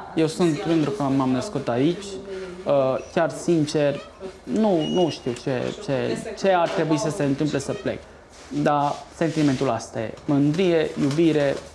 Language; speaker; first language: Romanian; native; Romanian